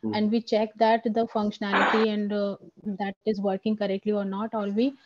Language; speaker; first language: English; non-native, local second language; Hindi